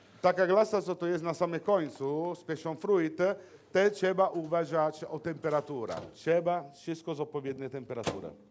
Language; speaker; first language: Polish; non-native, learner; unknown